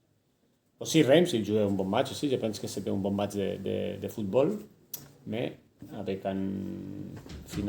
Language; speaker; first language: French; non-native, fluent; Spanish